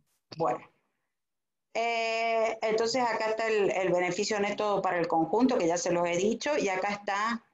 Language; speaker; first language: Spanish; native; Spanish